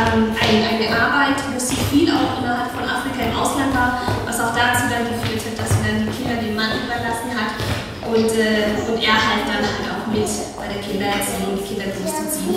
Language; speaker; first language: German; non-native, fluent; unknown